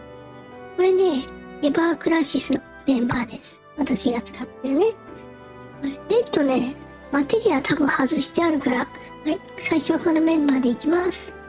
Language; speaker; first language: Japanese; native; Japanese